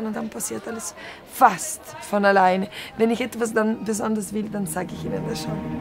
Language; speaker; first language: German; non-native, fluent; Bulgarian